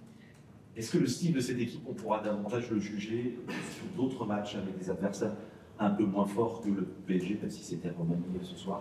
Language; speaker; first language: French; native; French